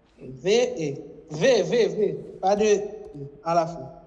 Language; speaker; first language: French; non-native, local second language; Haitian Creole